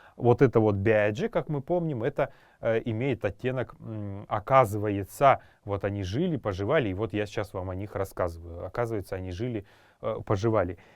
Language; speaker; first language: Russian; native; Russian